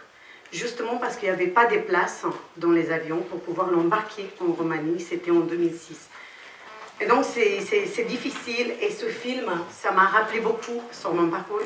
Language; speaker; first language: French; non-native, fluent; Romany